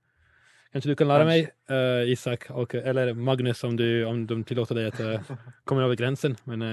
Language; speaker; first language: Swedish; non-native, learner; English